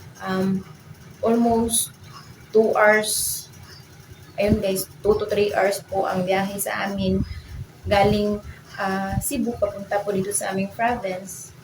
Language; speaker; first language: Filipino; non-native, local second language; Cebuano